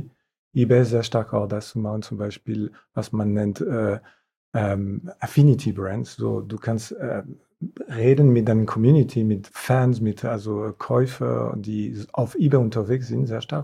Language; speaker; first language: German; non-native, fluent; French